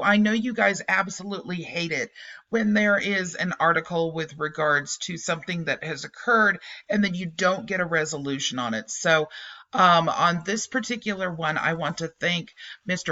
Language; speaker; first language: English; native; English